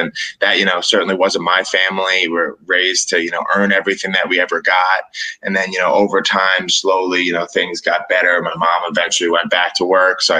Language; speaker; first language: English; native; English